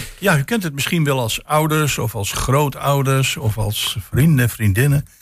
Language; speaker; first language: Dutch; native; Dutch